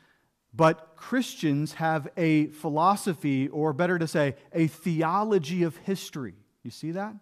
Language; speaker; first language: English; native; English